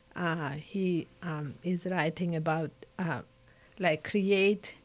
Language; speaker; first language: English; non-native, fluent; Italian